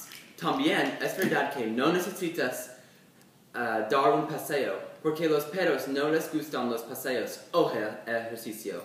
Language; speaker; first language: Spanish; non-native, learner; English